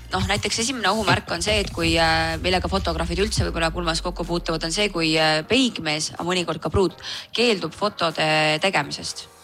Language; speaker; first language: Estonian; native; Estonian